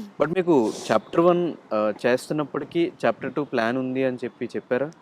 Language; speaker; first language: Telugu; native; Telugu